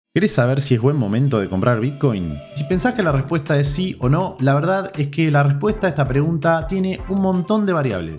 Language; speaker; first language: Spanish; native; Spanish